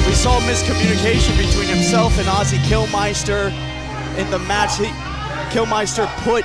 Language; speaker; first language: English; native; English